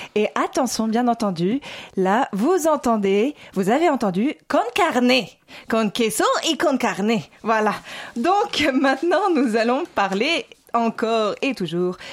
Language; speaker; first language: French; native; French